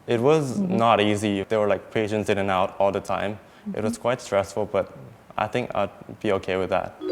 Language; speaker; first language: English; early bilingual, other home language; Thai